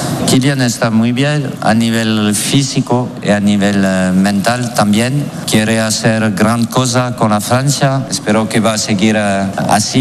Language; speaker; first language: Spanish; non-native, fluent; French